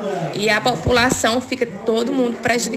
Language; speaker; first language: Portuguese; native; Portuguese